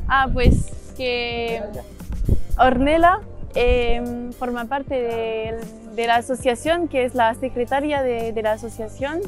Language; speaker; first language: Spanish; non-native, learner; French